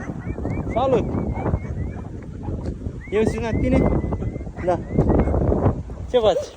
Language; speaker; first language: Romanian; non-native, learner; Nepali